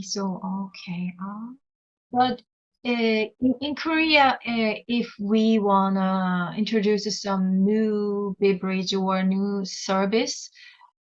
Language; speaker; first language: English; non-native, learner; Korean